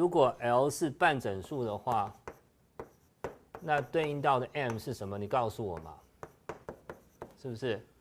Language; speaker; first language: Chinese; native; Chinese